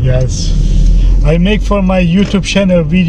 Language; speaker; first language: English; non-native, learner; Turkish